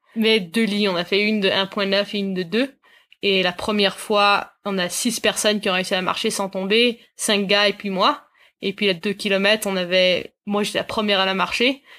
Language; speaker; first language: French; native; French